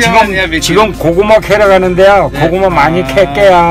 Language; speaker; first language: Korean; native; Korean